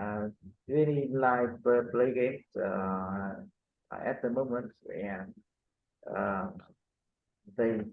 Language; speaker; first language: English; non-native, learner; Vietnamese